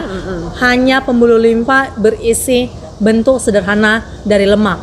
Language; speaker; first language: Indonesian; native; Indonesian